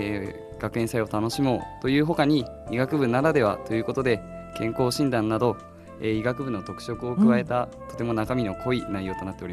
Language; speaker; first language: Japanese; native; Japanese